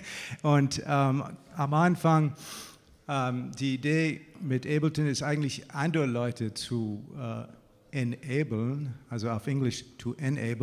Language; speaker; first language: German; non-native, fluent; English